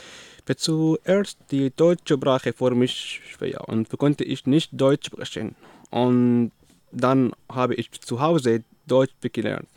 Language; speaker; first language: German; non-native, learner; Arabic